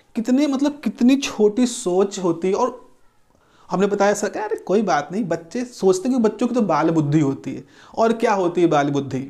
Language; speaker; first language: Hindi; native; Hindi